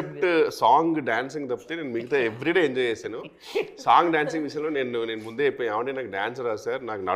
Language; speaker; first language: Telugu; native; Telugu